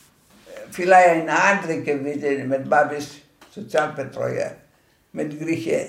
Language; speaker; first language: German; non-native, learner; Greek